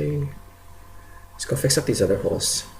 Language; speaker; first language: English; native; English